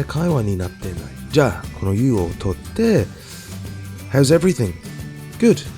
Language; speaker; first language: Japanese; non-native, fluent; English